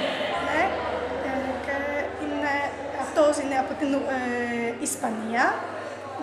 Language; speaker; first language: Greek; non-native, learner; Ukrainian